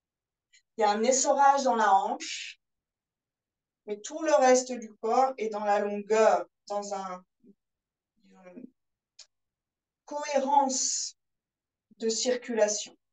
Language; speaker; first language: French; native; French